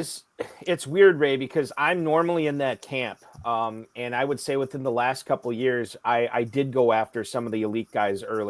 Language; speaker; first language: English; native; English